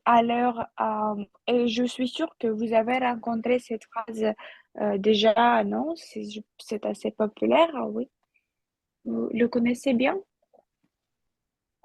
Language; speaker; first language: French; non-native, fluent; Russian